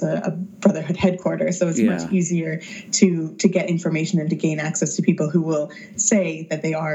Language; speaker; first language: English; native; English